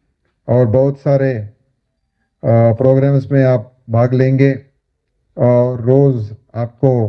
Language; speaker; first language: Hindi; non-native, local second language; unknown